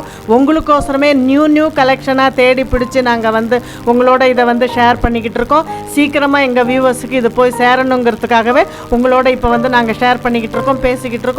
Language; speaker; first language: Tamil; native; Tamil